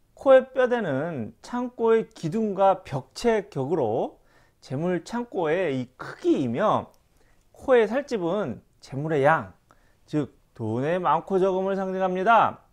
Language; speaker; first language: Korean; native; Korean